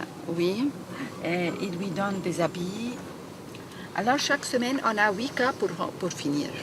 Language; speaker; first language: French; non-native, learner; Arabic